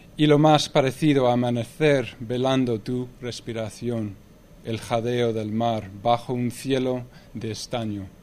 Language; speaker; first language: Spanish; non-native, fluent; English